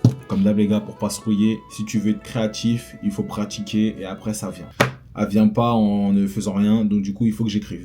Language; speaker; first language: French; native; French